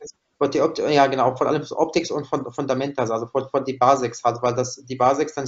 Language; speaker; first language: German; non-native, fluent; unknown